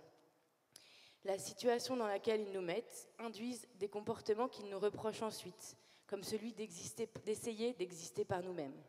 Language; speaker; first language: French; native; French